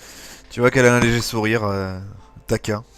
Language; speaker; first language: French; native; French